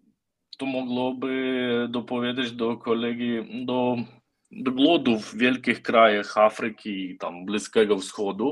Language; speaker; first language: Polish; non-native, learner; Ukrainian